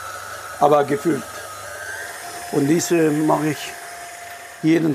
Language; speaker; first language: German; non-native, learner; Italian